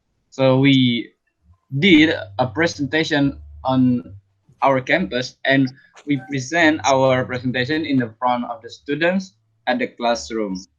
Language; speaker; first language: English; non-native, learner; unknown